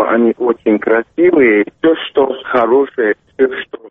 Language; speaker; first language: Russian; non-native, local second language; Turkmen